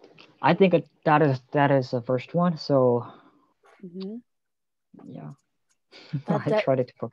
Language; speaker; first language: English; non-native, learner; Korean